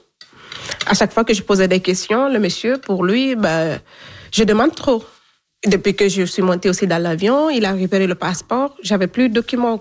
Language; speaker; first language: French; non-native, local second language; Fula